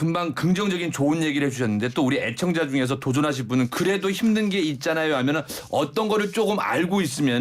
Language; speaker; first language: Korean; native; Korean